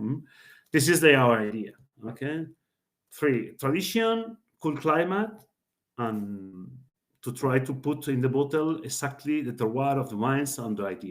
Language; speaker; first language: English; non-native, learner; Spanish